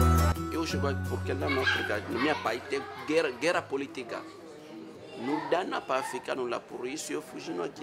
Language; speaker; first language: Portuguese; non-native, learner; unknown